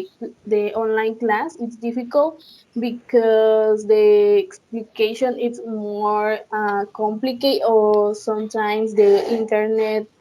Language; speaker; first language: English; non-native, learner; Spanish